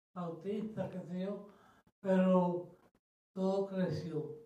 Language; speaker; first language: Spanish; native; Spanish